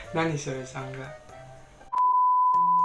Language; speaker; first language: Japanese; non-native, learner; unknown